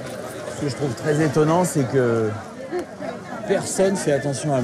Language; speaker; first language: French; native; French